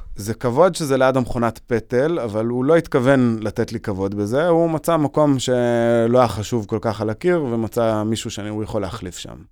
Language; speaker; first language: Hebrew; native; Hebrew